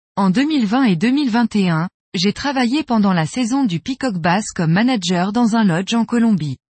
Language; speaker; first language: French; non-native, fluent; Spanish